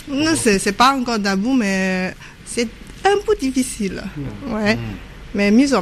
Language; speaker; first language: French; non-native, fluent; Chinese